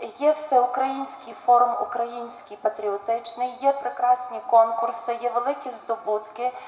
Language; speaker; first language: Ukrainian; native; Ukrainian